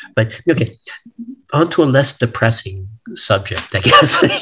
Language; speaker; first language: English; native; English